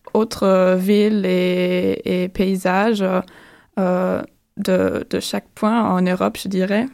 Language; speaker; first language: French; non-native, fluent; German